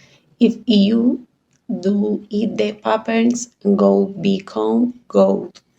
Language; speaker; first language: English; non-native, learner; Spanish